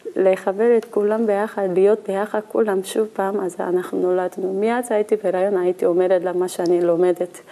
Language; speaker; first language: Hebrew; non-native, learner; Korean